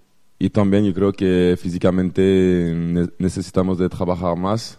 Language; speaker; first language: Spanish; non-native, fluent; French